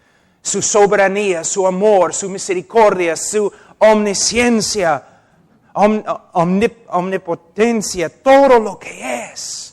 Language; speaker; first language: Spanish; non-native, fluent; English